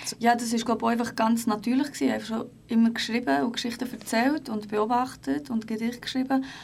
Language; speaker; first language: German; early bilingual, other home language; Turkish